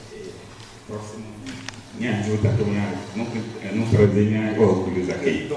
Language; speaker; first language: Portuguese; non-native, learner; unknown